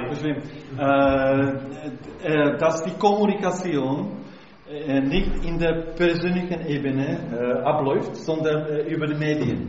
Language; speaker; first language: German; non-native, learner; Czech